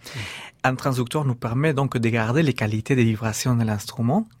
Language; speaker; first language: French; non-native, fluent; Spanish